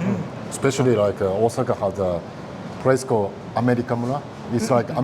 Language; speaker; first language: English; non-native, learner; Japanese